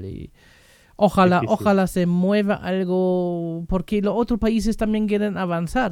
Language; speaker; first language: Spanish; non-native, fluent; German